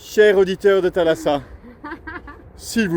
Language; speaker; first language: French; native; French